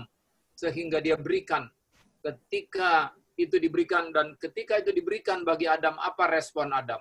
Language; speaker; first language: Indonesian; native; Indonesian